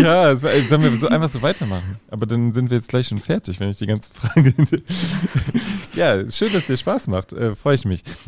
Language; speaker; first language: German; native; German